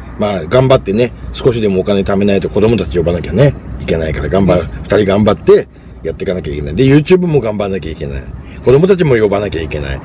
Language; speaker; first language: Japanese; native; Japanese